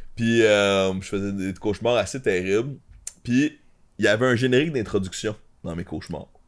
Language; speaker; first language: French; native; French